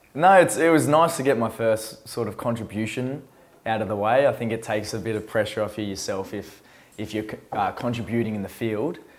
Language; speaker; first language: English; native; English